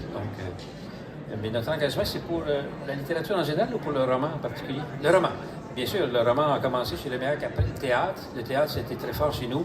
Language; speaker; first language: French; native; French